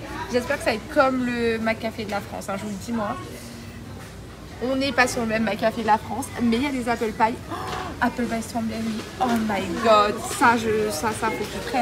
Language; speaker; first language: French; native; French